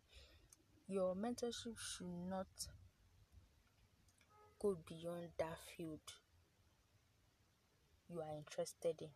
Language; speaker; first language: English; non-native, local second language; Yoruba